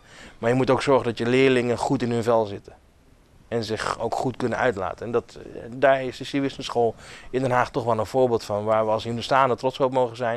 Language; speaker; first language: Dutch; native; Dutch